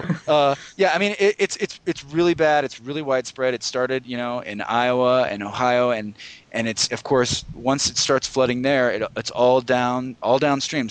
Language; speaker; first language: English; native; English